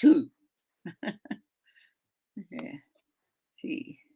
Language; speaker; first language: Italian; early bilingual, heritage; Sicilian